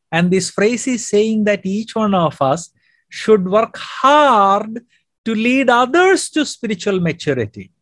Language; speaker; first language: English; non-native, local second language; Malayalam